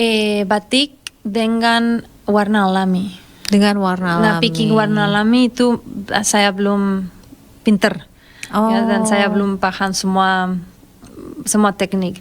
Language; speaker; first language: Indonesian; non-native, fluent; Spanish